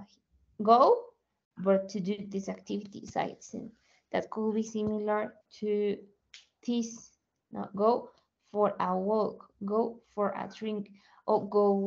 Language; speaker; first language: English; non-native, learner; Spanish